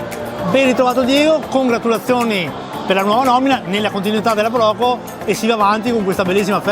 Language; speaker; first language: Italian; native; Italian